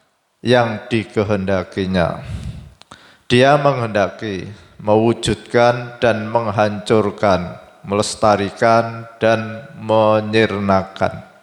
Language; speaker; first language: Indonesian; native; Indonesian